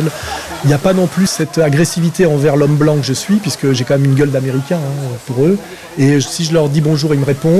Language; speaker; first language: French; native; French